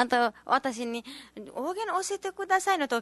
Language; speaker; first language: Japanese; non-native, learner; Nepali